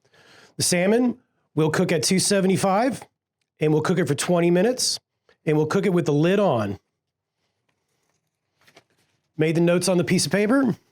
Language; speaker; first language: English; native; English